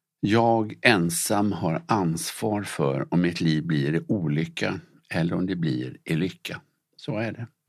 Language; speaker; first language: Swedish; native; Swedish